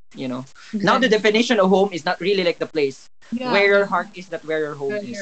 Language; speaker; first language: English; non-native, local second language; Cebuano